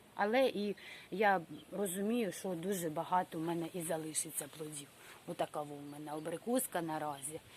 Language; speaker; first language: Ukrainian; non-native, local second language; Russian